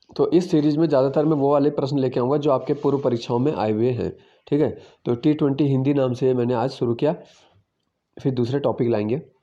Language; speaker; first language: Hindi; native; Hindi